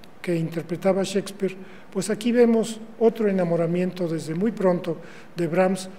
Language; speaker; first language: Spanish; native; Spanish